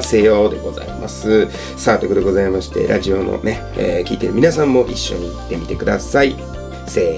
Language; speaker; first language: Japanese; native; Japanese